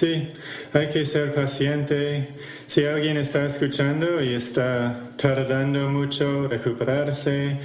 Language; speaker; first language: Spanish; non-native, fluent; English